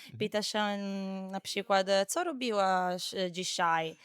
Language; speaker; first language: Polish; non-native, learner; Italian